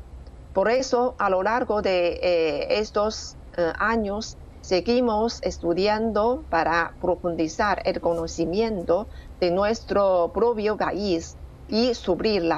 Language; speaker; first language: Spanish; non-native, fluent; Chinese